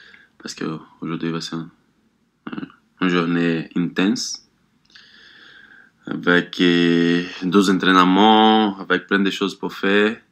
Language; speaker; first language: French; non-native, learner; Portuguese